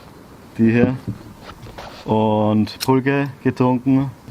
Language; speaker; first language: German; native; German